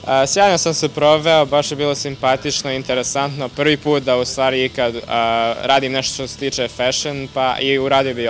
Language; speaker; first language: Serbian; early bilingual, heritage; Serbian